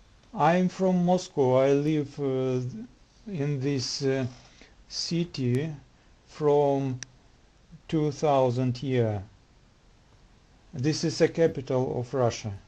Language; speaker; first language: English; non-native, learner; Russian